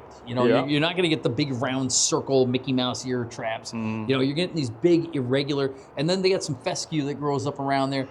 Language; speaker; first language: English; native; English